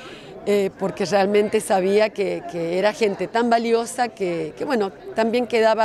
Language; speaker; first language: Spanish; native; Spanish